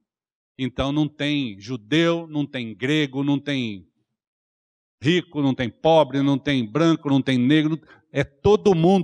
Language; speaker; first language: Portuguese; native; Portuguese